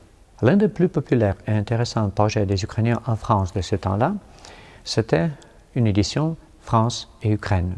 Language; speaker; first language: French; non-native, fluent; Ukrainian